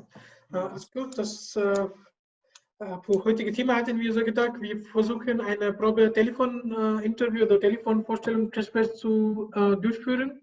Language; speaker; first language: German; non-native, learner; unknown